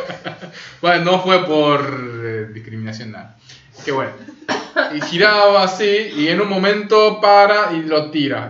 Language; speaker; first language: Spanish; early bilingual, other home language; Korean